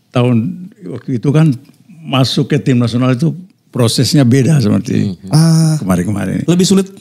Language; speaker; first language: Indonesian; native; Indonesian